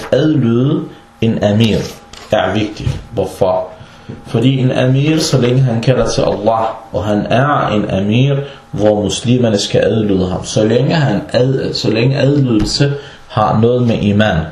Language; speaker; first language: Danish; early bilingual, other home language; Arabic